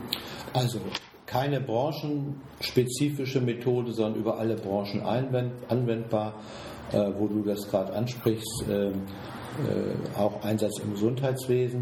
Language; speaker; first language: German; native; German